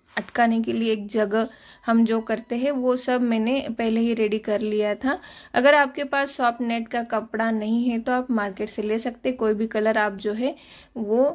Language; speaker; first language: Hindi; non-native, local second language; Marathi